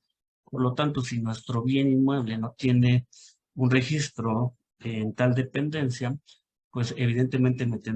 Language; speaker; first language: Spanish; native; Spanish